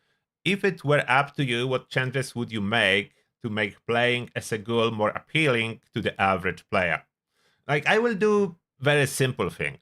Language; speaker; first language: English; non-native, fluent; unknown